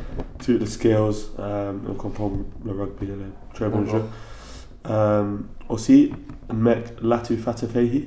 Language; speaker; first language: French; non-native, learner; English